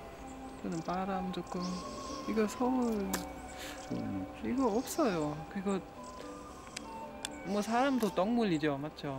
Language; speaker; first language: Korean; non-native, fluent; German